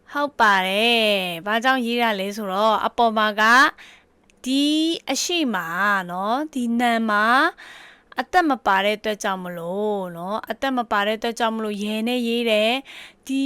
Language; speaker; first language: Burmese; native; Burmese